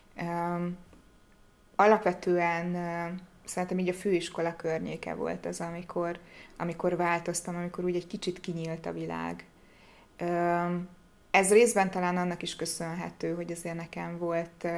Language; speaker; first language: Hungarian; native; Hungarian